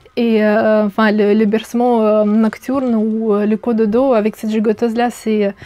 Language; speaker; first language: French; non-native, fluent; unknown